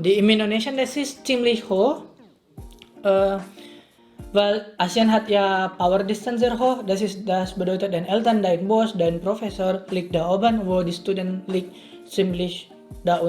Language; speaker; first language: German; non-native, learner; Indonesian